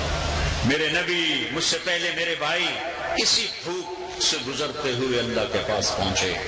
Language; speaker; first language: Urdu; non-native, local second language; Punjabi